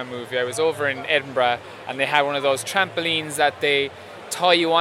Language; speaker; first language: English; native; English